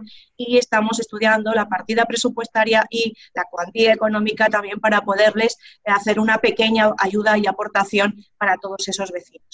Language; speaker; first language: Spanish; native; Spanish